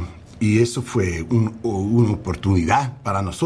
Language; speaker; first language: Spanish; non-native, learner; English